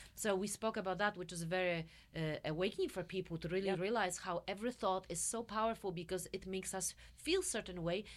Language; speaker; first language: English; non-native, fluent; Polish